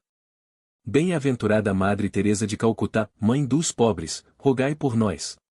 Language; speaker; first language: Portuguese; native; Portuguese